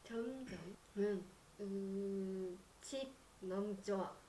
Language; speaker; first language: Korean; non-native, learner; Japanese